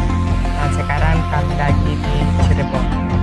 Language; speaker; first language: Indonesian; non-native, fluent; Spanish